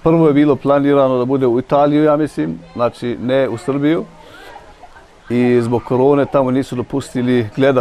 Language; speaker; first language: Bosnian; early bilingual, heritage; Bosnian